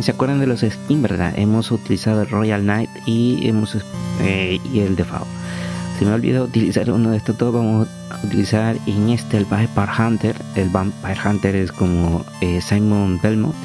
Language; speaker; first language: Spanish; native; Spanish